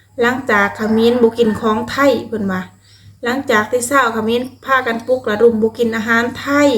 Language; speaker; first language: Thai; non-native, local second language; Lao